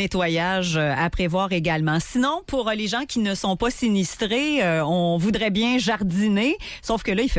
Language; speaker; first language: French; native; French